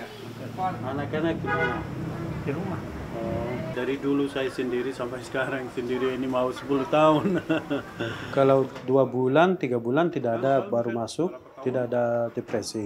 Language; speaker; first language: Indonesian; non-native, learner; Persian